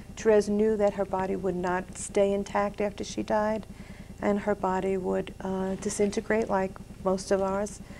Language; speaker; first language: English; native; English